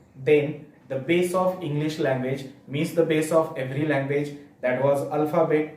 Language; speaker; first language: English; non-native, local second language; Marathi